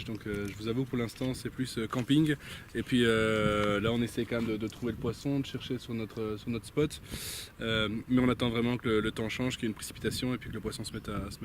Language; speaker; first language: French; native; French